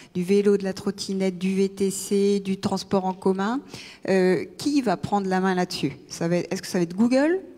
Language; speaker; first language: French; native; French